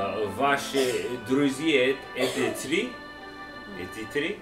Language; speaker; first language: Russian; non-native, learner; English